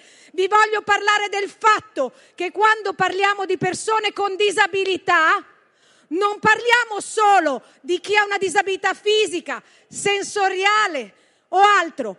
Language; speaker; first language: Italian; native; Italian